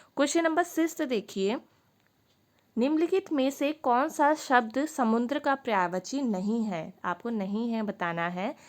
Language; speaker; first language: Hindi; native; Hindi